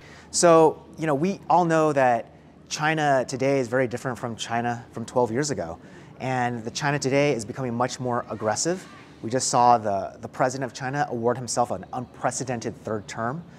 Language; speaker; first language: English; early bilingual, other home language; Chinese